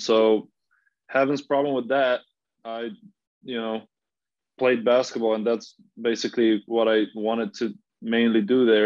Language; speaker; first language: English; non-native, fluent; Slovenian